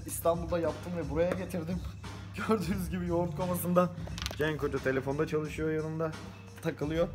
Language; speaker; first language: Turkish; native; Turkish